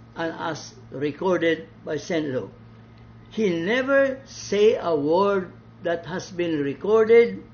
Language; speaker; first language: English; non-native, local second language; Cebuano